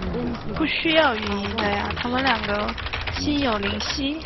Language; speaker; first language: Chinese; native; Chinese